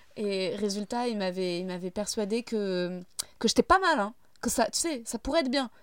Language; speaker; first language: French; native; French